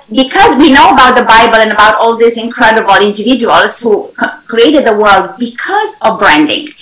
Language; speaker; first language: English; non-native, fluent; Romanian